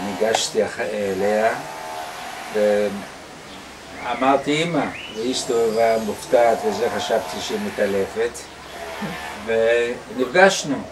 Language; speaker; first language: Hebrew; non-native, fluent; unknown